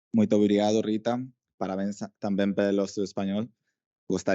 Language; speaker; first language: Portuguese; non-native, fluent; Spanish